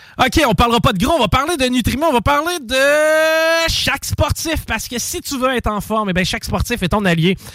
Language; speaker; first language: French; native; French